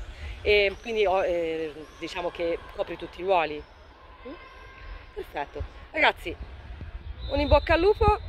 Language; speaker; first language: Italian; native; Italian